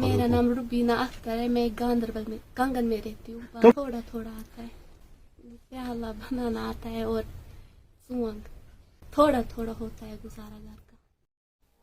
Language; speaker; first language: Hindi; non-native, local second language; Kashmiri